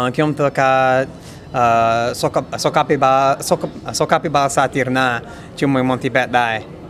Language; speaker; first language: Khmer; non-native, learner; English